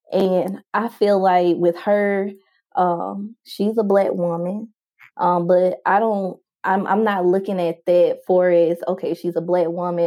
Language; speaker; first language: English; native; English